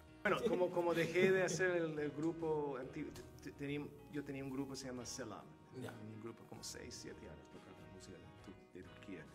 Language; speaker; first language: Spanish; non-native, fluent; Turkish